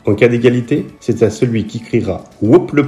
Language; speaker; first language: French; native; French